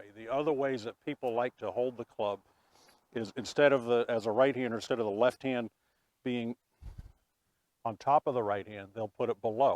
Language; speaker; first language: English; native; English